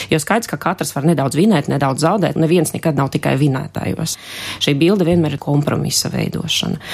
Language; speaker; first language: Latvian; non-native, local second language; Russian